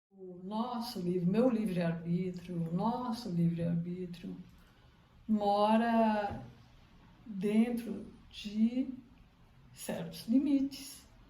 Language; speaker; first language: Portuguese; early bilingual, other home language; Armenian